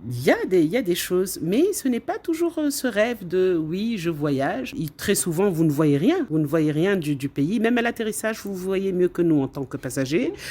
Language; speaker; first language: French; non-native, local second language; Arabic